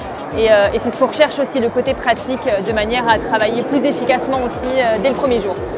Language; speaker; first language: French; native; French